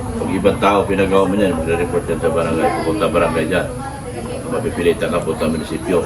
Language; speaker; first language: Filipino; non-native, local second language; Cebuano